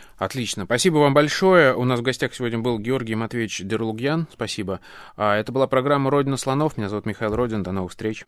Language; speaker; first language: Russian; native; Russian